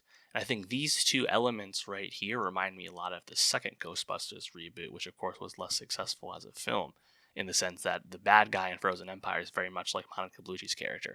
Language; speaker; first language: English; native; English